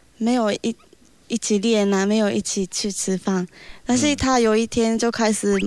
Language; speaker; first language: Chinese; non-native, learner; Japanese